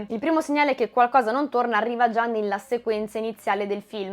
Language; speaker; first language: Italian; native; Italian